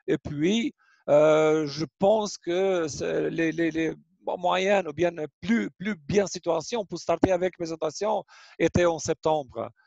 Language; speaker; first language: French; non-native, learner; Albanian